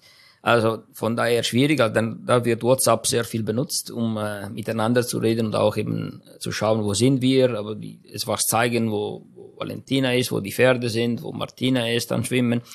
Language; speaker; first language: German; non-native, fluent; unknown